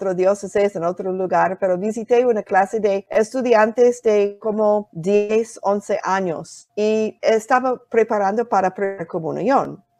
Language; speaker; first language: Spanish; non-native, fluent; English